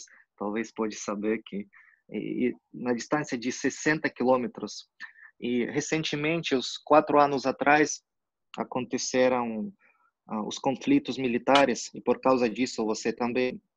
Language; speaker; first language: Portuguese; non-native, fluent; Russian